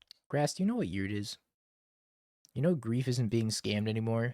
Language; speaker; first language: English; native; English